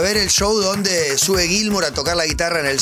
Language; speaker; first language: Spanish; native; Spanish